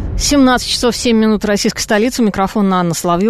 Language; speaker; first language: Russian; native; Russian